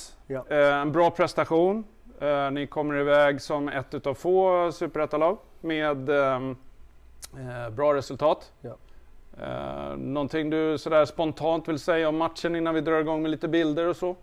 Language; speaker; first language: Swedish; native; Swedish